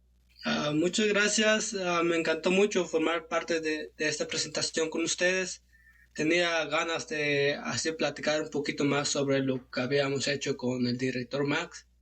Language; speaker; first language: Spanish; non-native, local second language; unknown